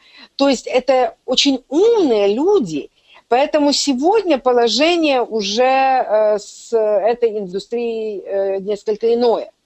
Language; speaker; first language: Russian; native; Russian